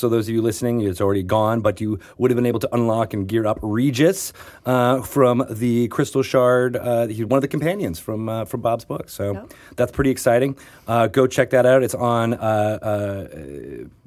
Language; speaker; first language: English; native; English